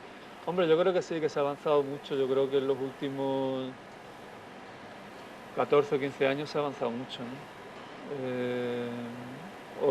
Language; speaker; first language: Spanish; native; Spanish